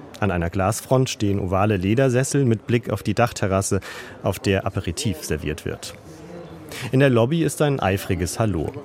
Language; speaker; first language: German; native; German